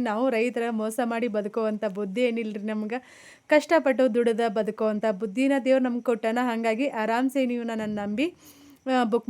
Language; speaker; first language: Kannada; native; Kannada